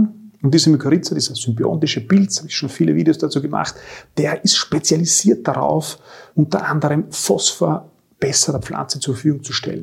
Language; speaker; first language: German; native; German